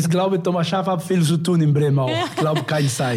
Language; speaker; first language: German; non-native, learner; Portuguese